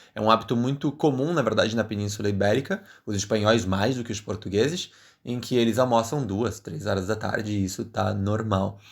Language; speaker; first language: Portuguese; native; Portuguese